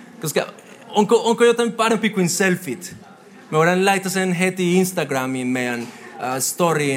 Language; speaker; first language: Finnish; non-native, fluent; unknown